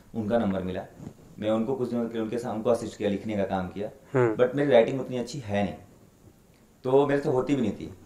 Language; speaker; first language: Hindi; native; Hindi